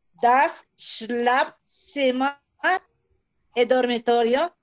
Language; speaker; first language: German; non-native, learner; Spanish